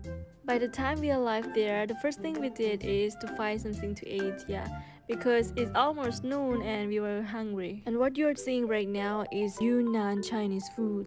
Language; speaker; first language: English; non-native, fluent; Thai